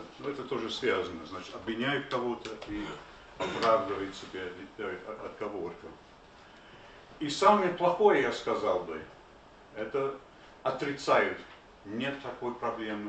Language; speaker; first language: Russian; non-native, fluent; English